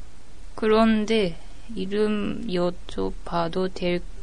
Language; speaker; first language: Korean; non-native, learner; Japanese